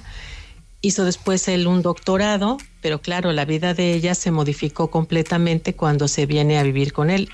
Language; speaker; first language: Spanish; native; Spanish